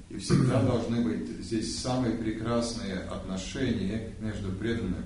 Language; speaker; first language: Russian; native; Russian